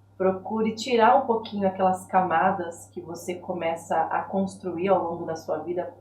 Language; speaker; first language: Portuguese; native; Portuguese